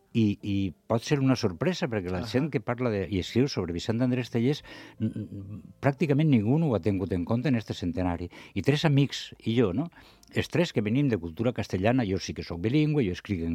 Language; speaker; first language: Catalan; non-native, local second language; Spanish